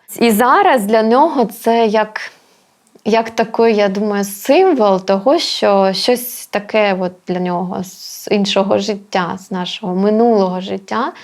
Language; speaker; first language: Ukrainian; non-native, local second language; Russian